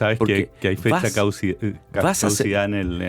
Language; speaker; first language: Spanish; native; Spanish